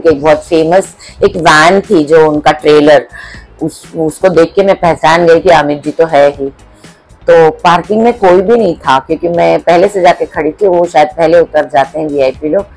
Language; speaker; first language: Hindi; non-native, local second language; Marathi